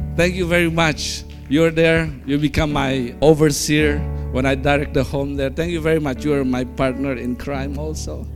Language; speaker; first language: English; non-native, fluent; Indonesian